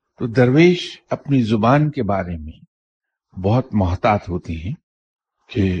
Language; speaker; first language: Urdu; native; Urdu